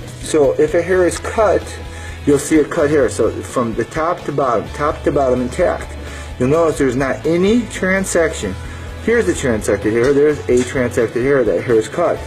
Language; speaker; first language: English; native; English